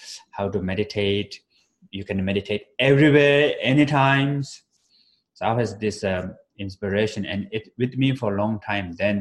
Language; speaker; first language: English; non-native, fluent; Tibetan